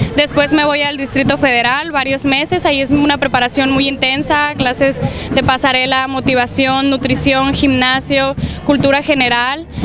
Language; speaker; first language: Spanish; native; Spanish